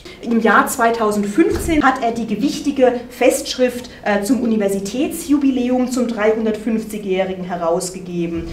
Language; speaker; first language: German; native; German